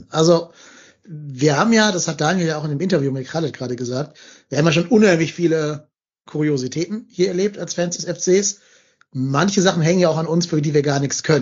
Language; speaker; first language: German; native; German